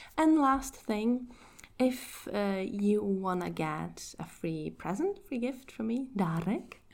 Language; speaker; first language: English; non-native, fluent; Czech